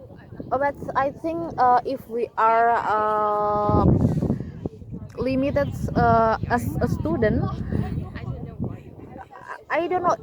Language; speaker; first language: English; non-native, learner; Indonesian